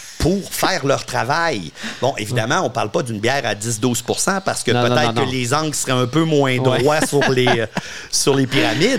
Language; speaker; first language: French; native; French